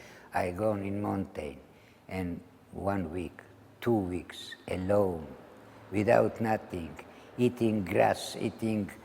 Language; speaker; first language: English; non-native, learner; Ladino